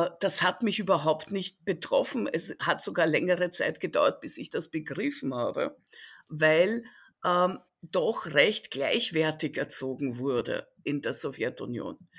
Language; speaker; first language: German; early bilingual, other home language; Russian